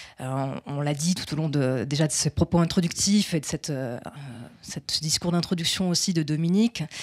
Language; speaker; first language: French; native; French